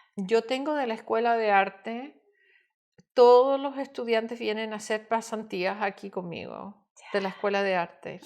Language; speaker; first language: Spanish; native; Spanish